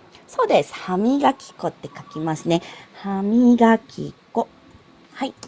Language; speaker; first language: Japanese; non-native, fluent; Filipino